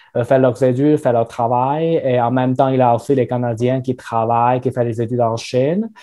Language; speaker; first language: French; non-native, fluent; Chinese